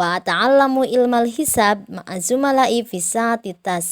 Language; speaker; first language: Arabic; non-native, fluent; Indonesian